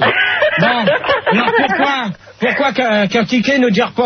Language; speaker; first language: French; native; French